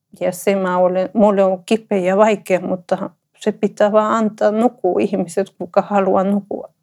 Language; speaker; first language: Finnish; non-native, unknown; Spanish